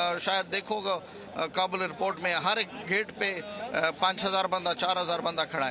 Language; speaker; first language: Hindi; non-native, fluent; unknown